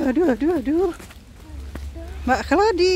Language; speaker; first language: Malay; native; Malay